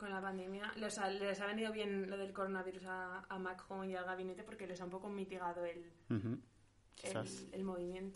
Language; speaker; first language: Spanish; native; Spanish